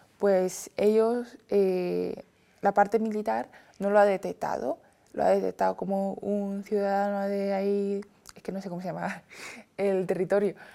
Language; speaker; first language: Spanish; non-native, fluent; Chinese